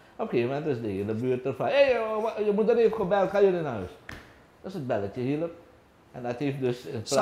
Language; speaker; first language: Dutch; native; Dutch